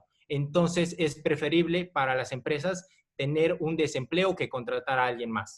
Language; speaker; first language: Spanish; native; Spanish